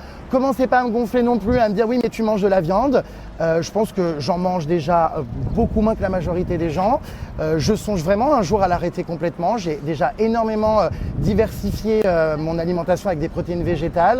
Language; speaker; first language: French; native; French